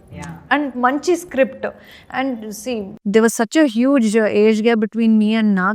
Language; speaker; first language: Telugu; non-native, learner; Kannada